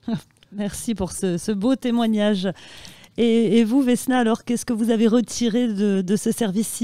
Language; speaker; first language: French; native; French